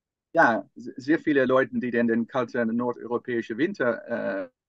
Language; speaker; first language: German; non-native, fluent; Dutch